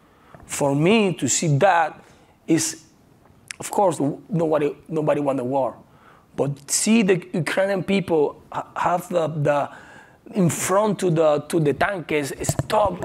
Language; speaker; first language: English; non-native, learner; Spanish